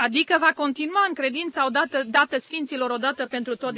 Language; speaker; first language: Romanian; native; Romanian